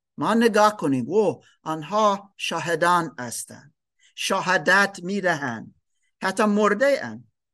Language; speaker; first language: Persian; non-native, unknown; German